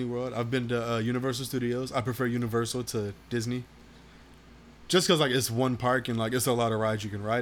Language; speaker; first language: English; native; English